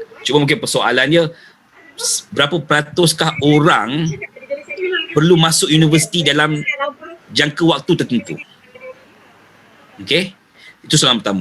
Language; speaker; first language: Malay; native; Malay